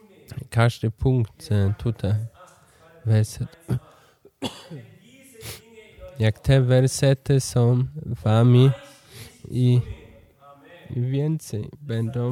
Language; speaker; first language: Polish; non-native, learner; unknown